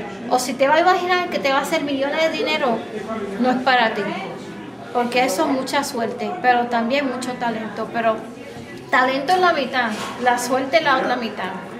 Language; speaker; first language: Spanish; early bilingual, heritage; Spanish